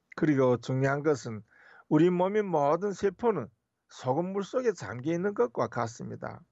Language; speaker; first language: Korean; native; Korean